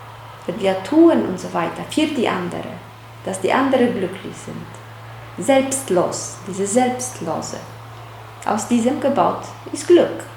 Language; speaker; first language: German; non-native, fluent; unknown